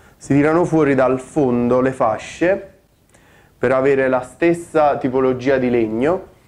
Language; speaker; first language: Italian; native; Italian